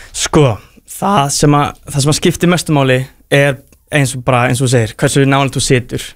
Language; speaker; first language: Icelandic; native; Icelandic